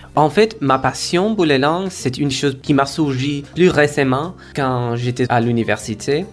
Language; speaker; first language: French; non-native, fluent; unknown